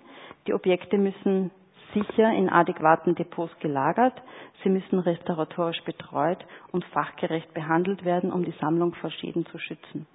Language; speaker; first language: German; native; German